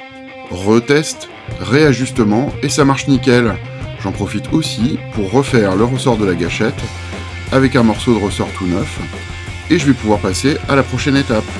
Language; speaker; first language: French; native; French